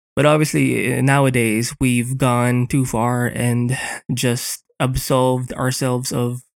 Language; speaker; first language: English; non-native, local second language; Filipino